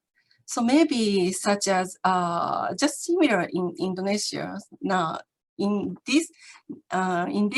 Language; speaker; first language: English; non-native, learner; Japanese